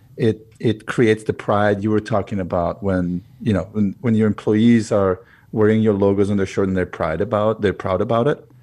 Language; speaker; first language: English; non-native, fluent; Hebrew